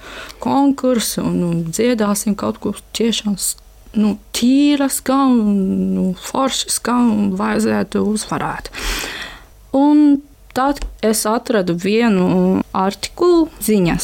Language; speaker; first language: Latvian; non-native, learner; Japanese